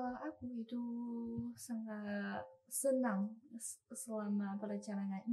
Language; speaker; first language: Indonesian; non-native, learner; Chinese